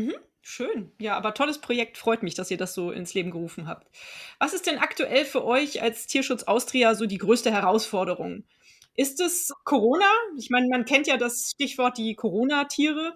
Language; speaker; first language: German; native; German